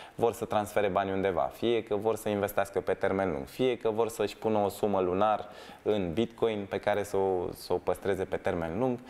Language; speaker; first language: Romanian; native; Romanian